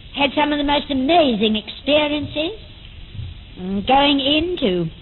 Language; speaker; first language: English; native; English